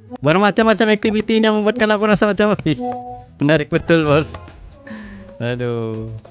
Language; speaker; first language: Malay; native; Malay